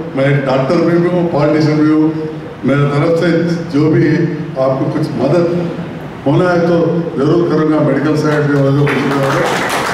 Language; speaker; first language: Urdu; non-native, local second language; Telugu